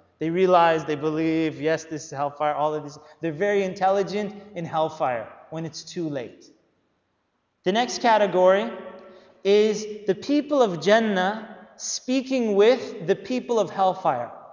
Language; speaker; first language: English; native; English